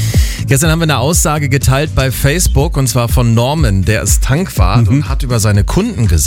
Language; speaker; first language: German; native; German